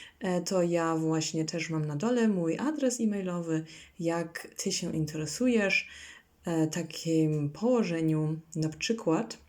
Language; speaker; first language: Polish; non-native, learner; German